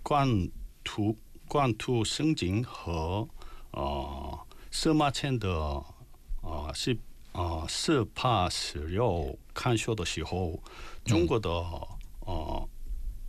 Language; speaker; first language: Chinese; non-native, learner; Korean